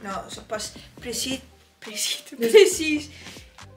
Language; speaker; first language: Dutch; non-native, learner; Italian